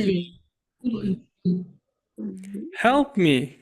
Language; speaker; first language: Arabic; non-native, learner; Malay